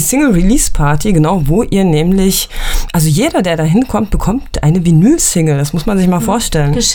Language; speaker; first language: German; native; German